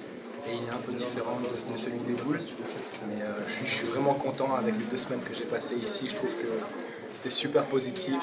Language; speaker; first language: French; early bilingual, heritage; French